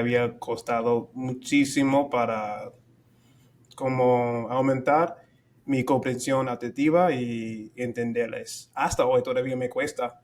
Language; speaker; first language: Spanish; non-native, fluent; English